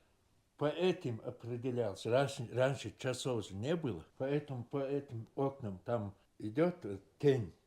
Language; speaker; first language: Russian; native; Russian